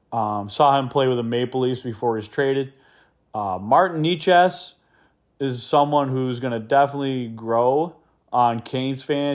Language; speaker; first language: English; native; English